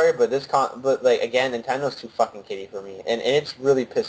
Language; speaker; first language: English; native; English